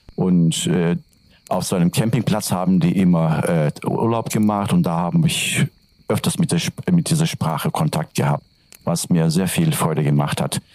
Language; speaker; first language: German; non-native, fluent; Turkish